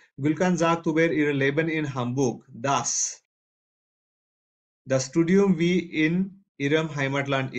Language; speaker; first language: German; non-native, fluent; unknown